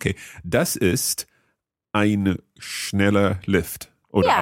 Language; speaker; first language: German; non-native, learner; English